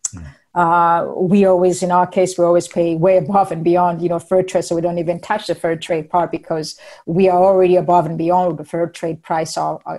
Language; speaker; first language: English; non-native, fluent; Rundi